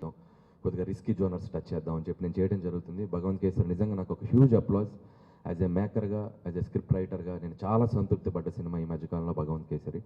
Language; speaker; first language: Telugu; native; Telugu